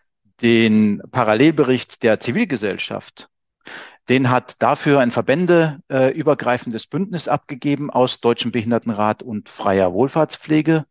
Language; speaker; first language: German; native; German